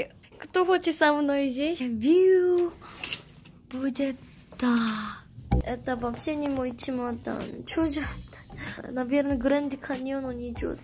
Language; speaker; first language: Russian; non-native, fluent; Korean